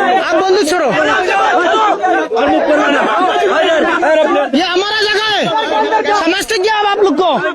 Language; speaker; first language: Hindi; non-native, learner; Bangla